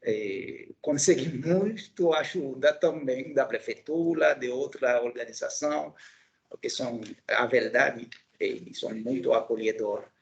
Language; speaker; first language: Portuguese; non-native, local second language; Haitian Creole